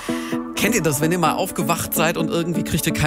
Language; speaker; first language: German; native; German